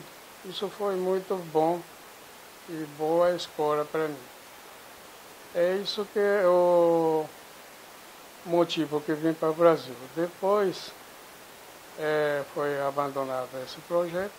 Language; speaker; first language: Portuguese; non-native, fluent; Japanese